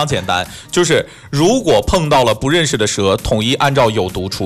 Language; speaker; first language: Chinese; native; Chinese